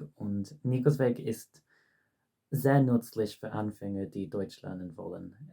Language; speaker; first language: German; non-native, fluent; English